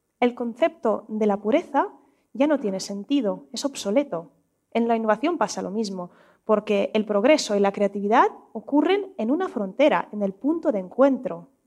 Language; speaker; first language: Spanish; non-native, fluent; Russian